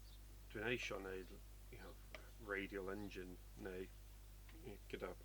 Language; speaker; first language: Welsh; non-native, learner; English